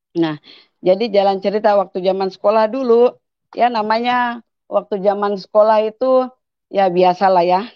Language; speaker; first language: Indonesian; native; Indonesian